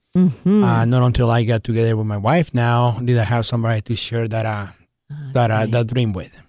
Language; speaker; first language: English; early bilingual, other home language; Spanish